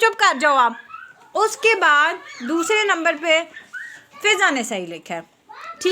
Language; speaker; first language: Urdu; native; Urdu